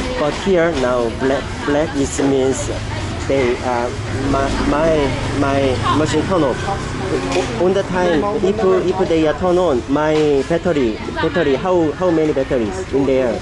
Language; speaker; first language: English; non-native, learner; Korean